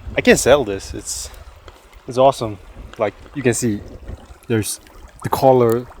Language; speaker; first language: English; non-native, fluent; Mongolian